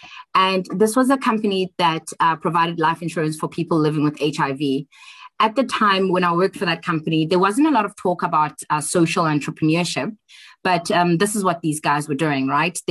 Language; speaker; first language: English; non-native, local second language; Xhosa